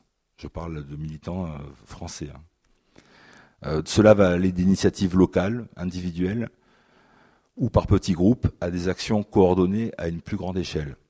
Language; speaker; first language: French; native; French